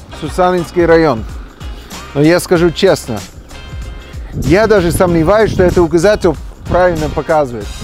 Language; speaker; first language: Russian; non-native, fluent; English